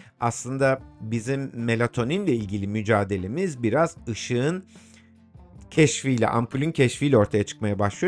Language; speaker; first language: Turkish; native; Turkish